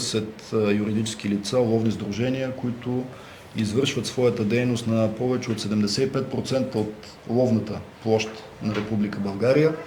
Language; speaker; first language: Bulgarian; native; Bulgarian